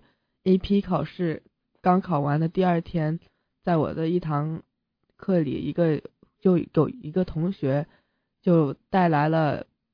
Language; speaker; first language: Chinese; early bilingual, heritage; English